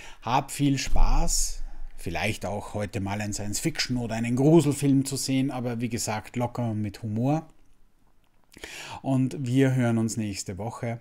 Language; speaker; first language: German; native; German